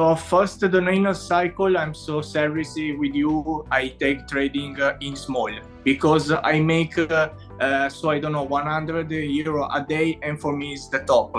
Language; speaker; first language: English; non-native, learner; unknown